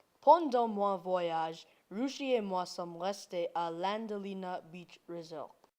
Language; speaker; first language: French; non-native, learner; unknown